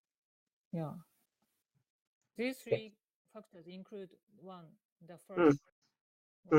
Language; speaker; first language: English; non-native, learner; Japanese